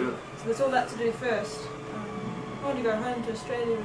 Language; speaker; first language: English; native; English